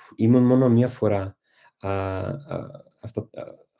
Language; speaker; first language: Greek; non-native, fluent; English